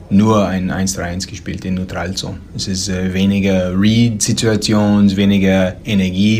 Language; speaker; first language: German; non-native, learner; English